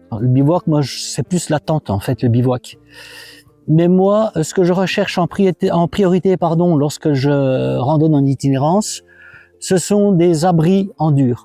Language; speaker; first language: French; native; French